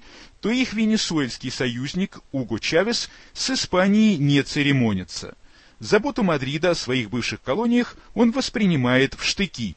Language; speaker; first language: Russian; native; Russian